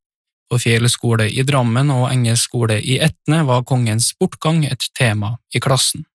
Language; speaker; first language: Norwegian; native; Norwegian